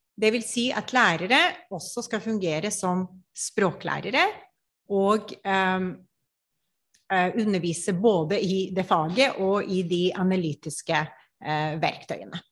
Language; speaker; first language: Norwegian; non-native, fluent; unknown